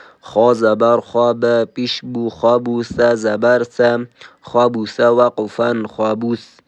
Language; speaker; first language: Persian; native; Persian